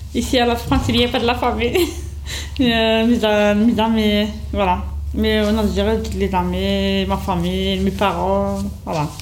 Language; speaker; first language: French; non-native, local second language; Kabyle